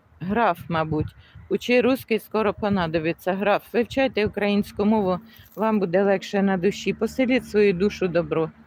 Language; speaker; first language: Ukrainian; native; Ukrainian